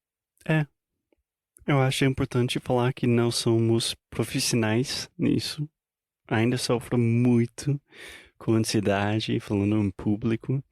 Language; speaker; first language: Portuguese; non-native, fluent; English